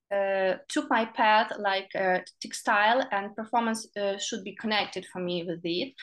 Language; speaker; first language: English; non-native, learner; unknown